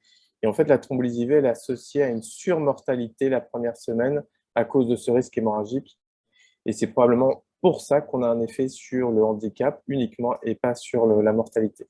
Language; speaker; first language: French; native; French